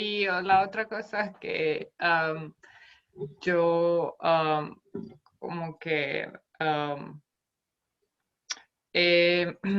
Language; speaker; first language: Spanish; non-native, fluent; Romanian